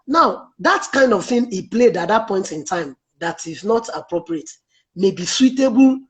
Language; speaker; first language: English; non-native, local second language; Yoruba